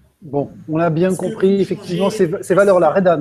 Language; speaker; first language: French; native; French